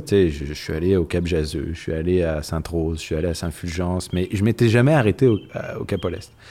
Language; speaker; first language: French; native; French